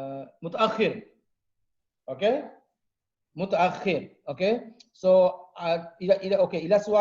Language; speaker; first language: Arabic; non-native, fluent; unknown